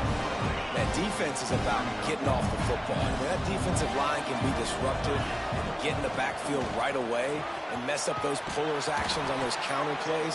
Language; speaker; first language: English; native; English